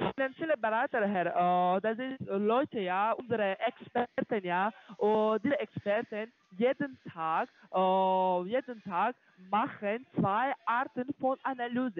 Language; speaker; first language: German; non-native, learner; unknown